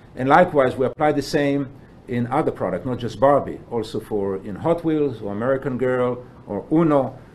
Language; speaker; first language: English; non-native, fluent; Hebrew